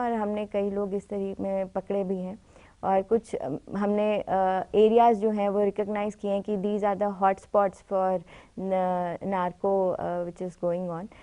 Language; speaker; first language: Hindi; native; Hindi